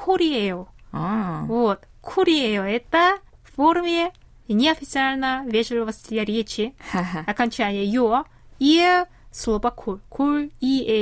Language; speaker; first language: Russian; non-native, fluent; Korean